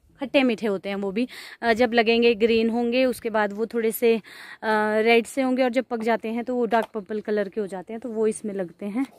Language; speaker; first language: Hindi; non-native, local second language; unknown